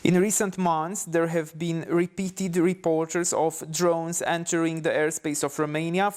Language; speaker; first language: English; non-native, fluent; Romanian